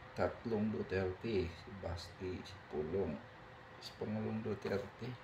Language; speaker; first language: Filipino; non-native, local second language; Cebuano